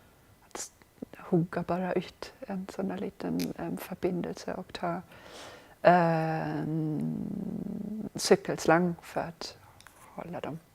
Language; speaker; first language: Swedish; non-native, fluent; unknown